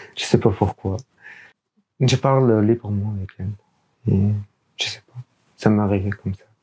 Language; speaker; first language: French; non-native, learner; Urdu